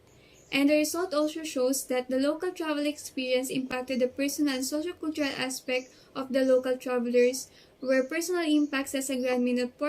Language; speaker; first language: English; non-native, local second language; Filipino